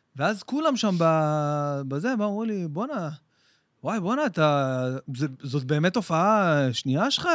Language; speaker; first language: Hebrew; native; Hebrew